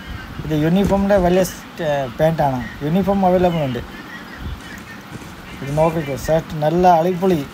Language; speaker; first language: Malayalam; non-native, local second language; Hindi